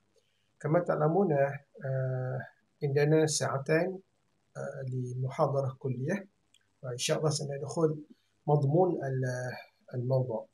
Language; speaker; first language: Arabic; non-native, fluent; Malay